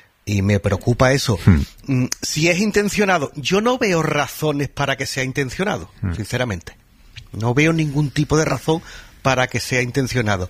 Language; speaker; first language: Spanish; native; Spanish